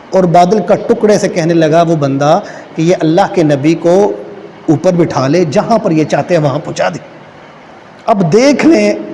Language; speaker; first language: Urdu; native; Urdu